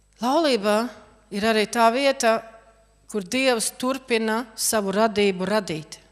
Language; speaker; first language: Latvian; native; Latvian